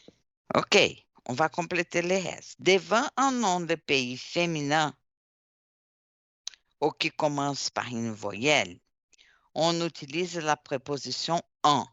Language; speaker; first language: French; non-native, fluent; Portuguese